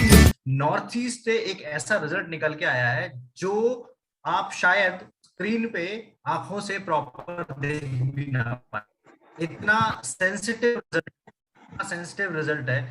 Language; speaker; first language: Hindi; native; Hindi